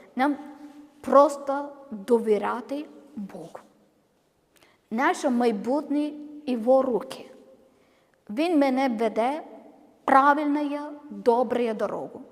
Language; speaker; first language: Ukrainian; non-native, learner; Malayalam